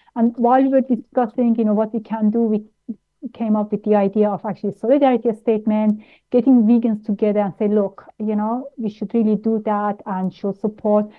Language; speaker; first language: English; non-native, fluent; German